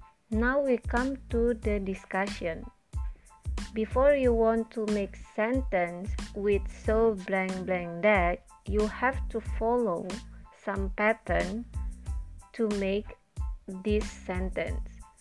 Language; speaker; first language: English; non-native, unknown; Indonesian